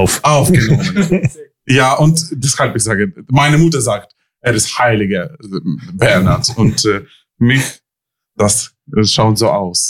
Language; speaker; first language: German; non-native, learner; Ukrainian